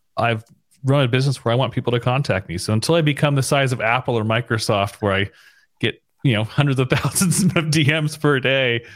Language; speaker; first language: English; native; English